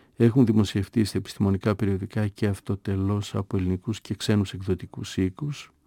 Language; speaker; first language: Greek; native; Greek